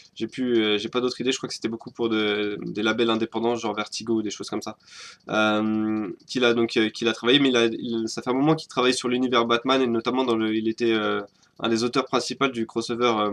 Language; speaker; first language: French; native; French